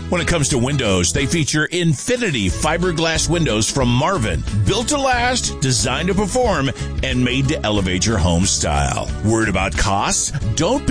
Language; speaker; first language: English; native; English